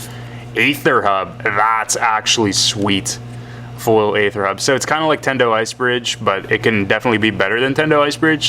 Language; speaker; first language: English; native; English